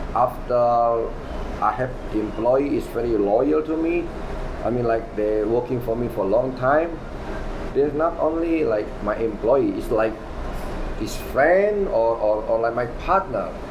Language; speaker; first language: English; non-native, learner; Indonesian